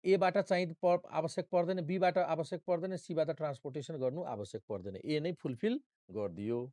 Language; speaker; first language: Nepali; non-native, local second language; Maithili